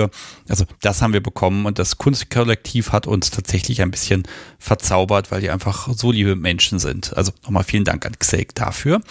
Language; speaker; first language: German; native; German